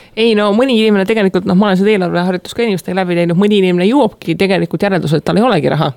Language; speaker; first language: Estonian; native; Estonian